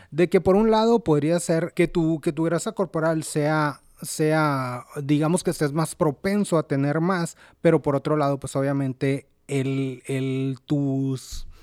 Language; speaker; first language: Spanish; native; Spanish